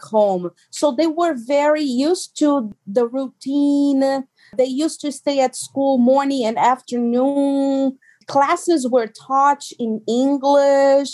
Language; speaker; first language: English; non-native, fluent; Portuguese